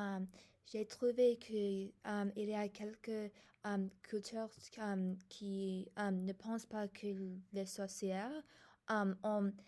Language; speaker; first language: French; non-native, learner; English